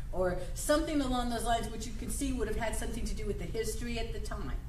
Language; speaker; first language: English; native; English